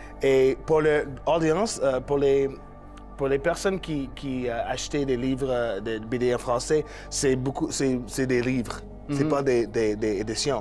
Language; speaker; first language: French; non-native, learner; English